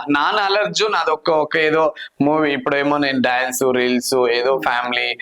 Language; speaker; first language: Telugu; non-native, local second language; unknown